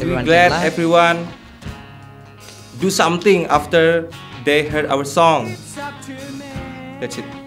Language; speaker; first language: English; non-native, learner; Indonesian